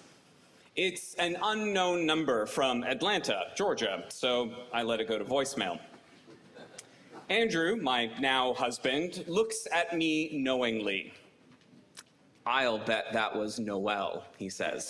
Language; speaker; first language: English; native; English